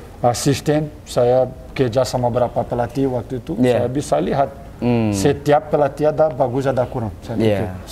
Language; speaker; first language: Indonesian; non-native, fluent; Portuguese